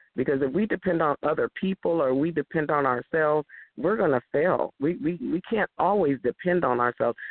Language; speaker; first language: English; native; English